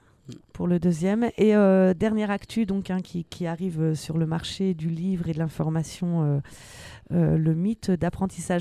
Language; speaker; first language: French; native; French